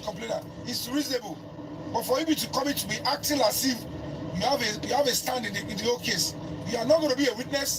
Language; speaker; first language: English; non-native, local second language; Yoruba